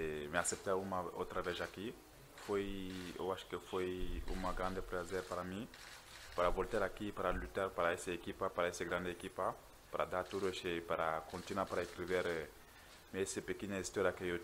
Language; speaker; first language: Portuguese; non-native, learner; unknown